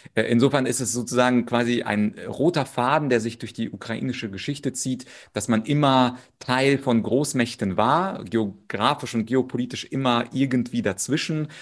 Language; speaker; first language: German; early bilingual, other home language; Russian